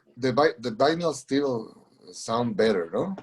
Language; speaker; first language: English; non-native, learner; Spanish